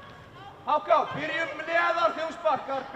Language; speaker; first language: Icelandic; non-native, learner; Swedish